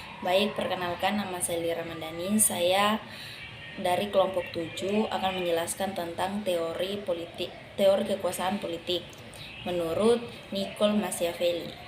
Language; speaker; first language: Indonesian; native; Indonesian